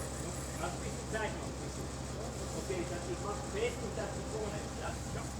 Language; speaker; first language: German; non-native, learner; Latvian